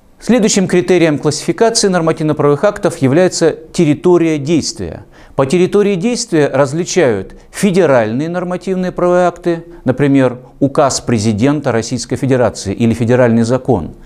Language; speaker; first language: Russian; native; Russian